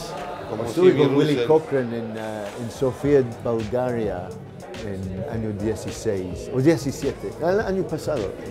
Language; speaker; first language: Spanish; non-native, learner; English